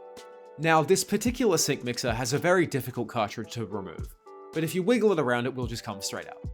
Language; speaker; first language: English; native; English